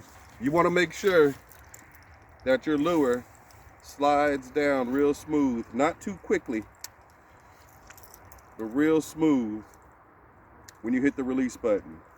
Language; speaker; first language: English; native; English